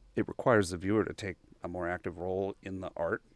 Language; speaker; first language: English; native; English